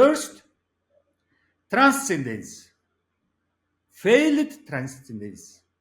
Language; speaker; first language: English; non-native, learner; Mongolian